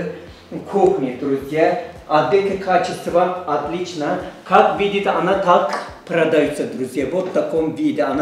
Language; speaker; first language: Russian; non-native, learner; Turkish